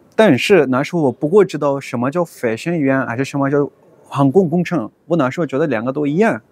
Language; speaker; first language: Chinese; non-native, fluent; Urdu